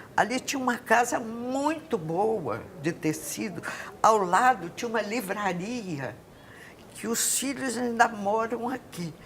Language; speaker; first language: Portuguese; native; Portuguese